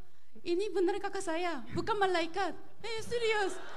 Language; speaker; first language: Indonesian; non-native, learner; Korean